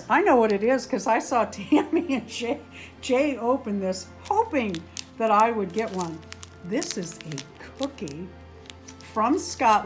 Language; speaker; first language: English; native; English